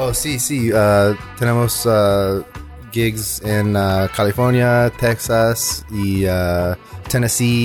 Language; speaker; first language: Spanish; non-native, learner; English